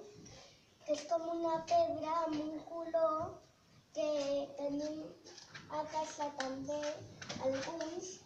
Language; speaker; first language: Catalan; non-native, local second language; Spanish